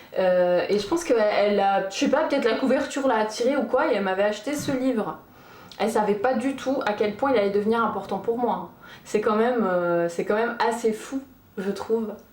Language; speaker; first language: French; early bilingual, other home language; Portuguese